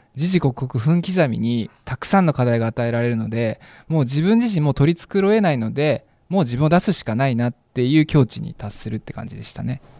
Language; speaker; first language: Japanese; native; Japanese